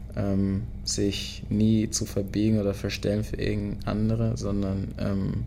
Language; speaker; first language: German; early bilingual, other home language; Lingala